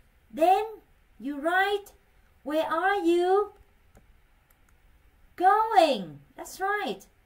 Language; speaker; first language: English; non-native, fluent; Vietnamese